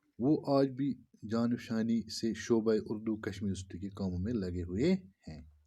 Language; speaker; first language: Urdu; non-native, local second language; Kashmiri